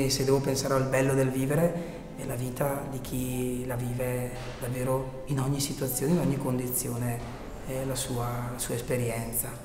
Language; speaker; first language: Italian; native; Italian